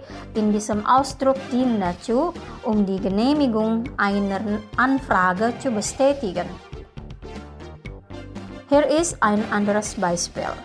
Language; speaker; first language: German; non-native, fluent; Indonesian